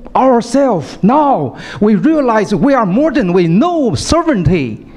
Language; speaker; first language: English; non-native, fluent; Chinese